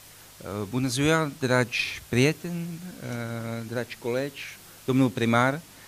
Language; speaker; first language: Romanian; non-native, learner; Czech